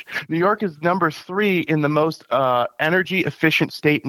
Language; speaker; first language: English; native; English